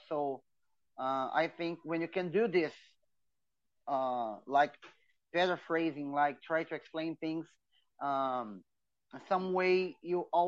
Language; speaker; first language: English; non-native, fluent; Portuguese